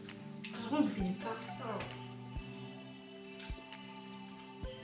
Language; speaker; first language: French; native; French